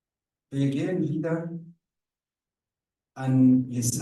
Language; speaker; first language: German; non-native, learner; Rundi